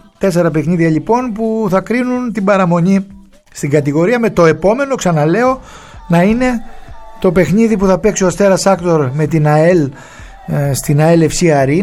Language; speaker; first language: Greek; native; Greek